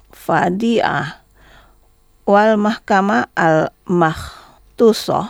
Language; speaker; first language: Arabic; non-native, learner; Indonesian